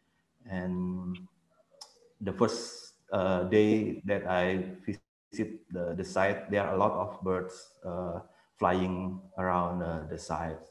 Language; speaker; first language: English; non-native, fluent; Indonesian